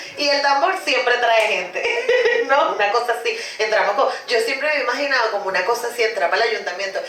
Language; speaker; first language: Spanish; native; Spanish